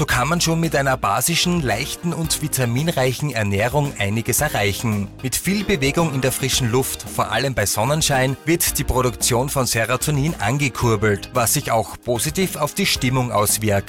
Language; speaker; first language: German; native; German